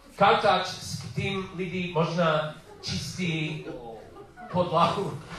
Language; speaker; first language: Czech; non-native, learner; English